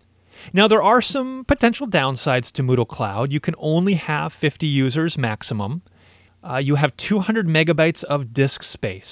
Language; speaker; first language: English; native; English